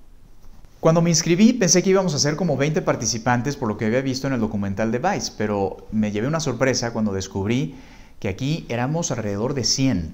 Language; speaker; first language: Spanish; native; Spanish